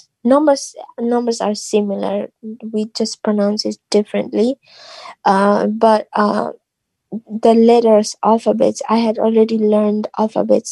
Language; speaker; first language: English; non-native, local second language; Nepali